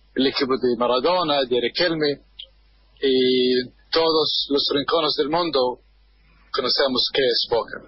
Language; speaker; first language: Spanish; non-native, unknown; Arabic